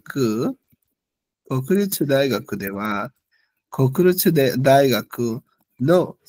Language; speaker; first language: Japanese; non-native, learner; Bangla